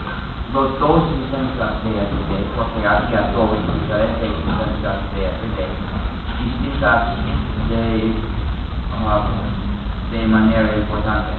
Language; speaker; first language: Spanish; non-native, fluent; English